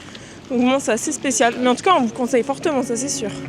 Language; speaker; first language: French; native; French